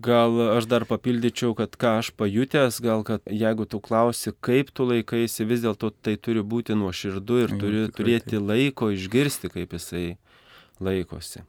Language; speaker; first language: Lithuanian; native; Lithuanian